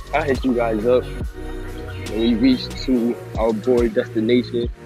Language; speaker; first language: English; native; English